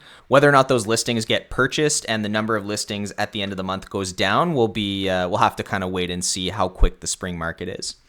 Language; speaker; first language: English; native; English